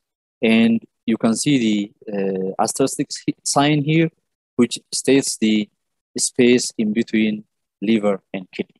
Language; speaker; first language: English; non-native, local second language; Amharic